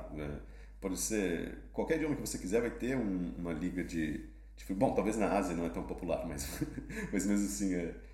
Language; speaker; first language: Portuguese; native; Portuguese